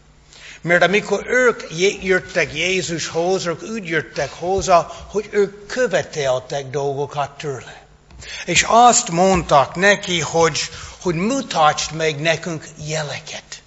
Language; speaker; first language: Hungarian; non-native, fluent; English